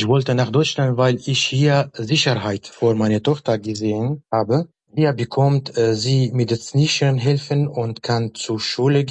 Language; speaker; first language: German; non-native, learner; Arabic